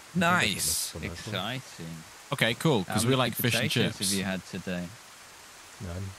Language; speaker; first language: English; native; English